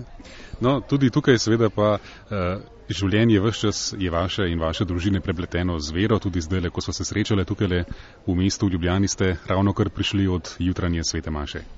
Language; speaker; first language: Slovenian; native; Slovenian